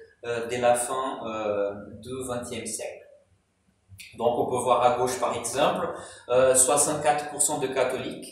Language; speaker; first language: French; non-native, fluent; Portuguese